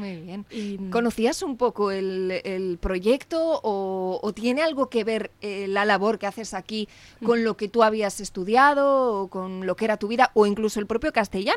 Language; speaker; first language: Spanish; native; Spanish